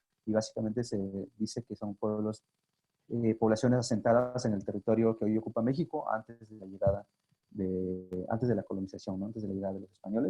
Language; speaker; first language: Spanish; non-native, local second language; Zapotec